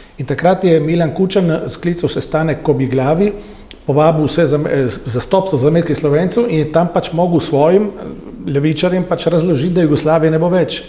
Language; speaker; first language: Slovenian; native; Slovenian